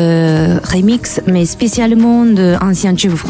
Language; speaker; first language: French; non-native, fluent; Japanese